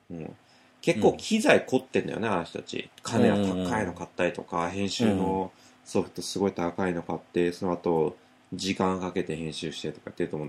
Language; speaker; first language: Japanese; native; Japanese